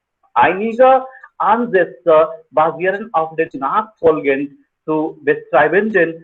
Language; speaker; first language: German; non-native, fluent; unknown